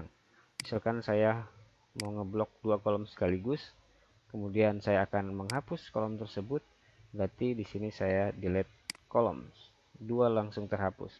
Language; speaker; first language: Indonesian; native; Indonesian